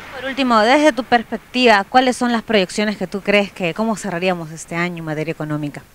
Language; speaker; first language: Spanish; native; Spanish